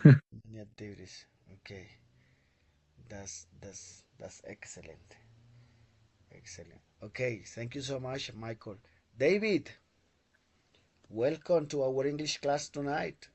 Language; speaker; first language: English; non-native, learner; Spanish